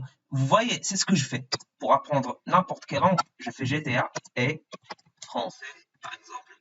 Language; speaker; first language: French; non-native, fluent; Arabic